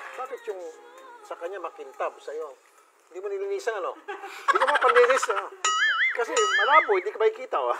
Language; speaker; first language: Filipino; native; Filipino